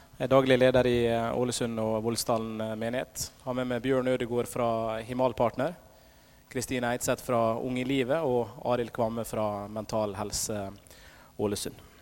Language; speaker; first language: Norwegian; native; Norwegian